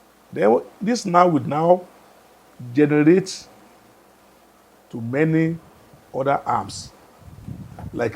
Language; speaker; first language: English; non-native, local second language; Yoruba